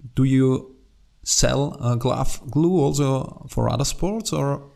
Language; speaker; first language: English; non-native, fluent; German